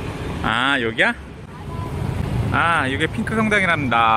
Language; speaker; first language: Korean; native; Korean